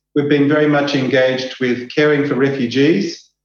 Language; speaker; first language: English; native; English